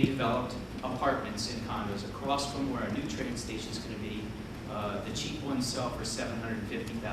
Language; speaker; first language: English; native; English